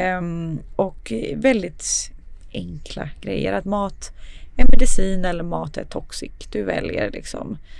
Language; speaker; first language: Swedish; early bilingual, other home language; Serbian